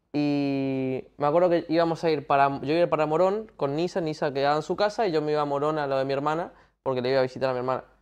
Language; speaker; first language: Spanish; native; Spanish